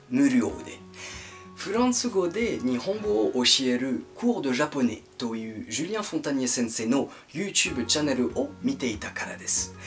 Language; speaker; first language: Japanese; non-native, fluent; French